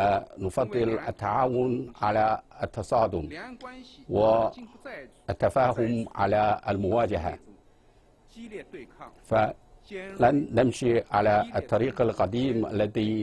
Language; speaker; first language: Arabic; non-native, fluent; Chinese